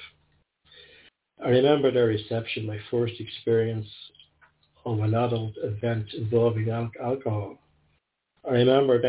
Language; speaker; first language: English; native; English